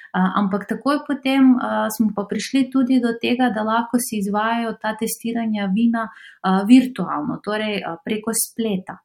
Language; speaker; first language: Slovenian; non-native, fluent; Macedonian